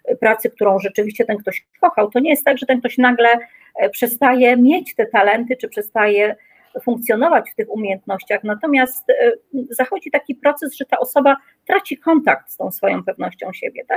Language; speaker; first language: Polish; native; Polish